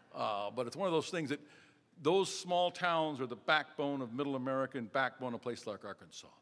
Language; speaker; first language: English; native; English